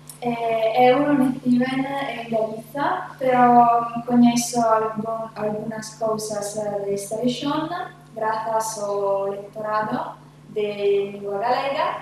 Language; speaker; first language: Galician; non-native, learner; Italian